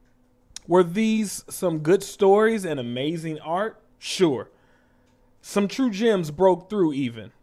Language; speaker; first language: English; native; English